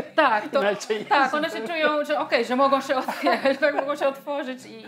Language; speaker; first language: Polish; non-native, fluent; Portuguese